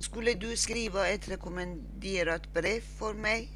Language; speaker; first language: Swedish; non-native, learner; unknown